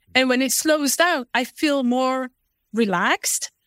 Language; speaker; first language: English; non-native, local second language; Fula